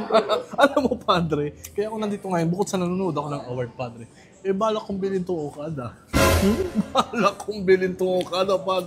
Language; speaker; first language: Filipino; native; Filipino